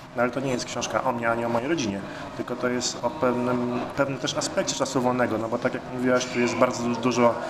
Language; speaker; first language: Polish; native; Polish